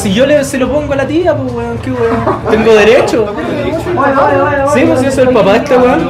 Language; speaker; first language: Spanish; native; Spanish